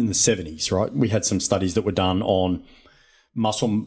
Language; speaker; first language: English; native; English